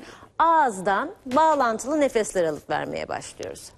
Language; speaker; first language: Turkish; native; Turkish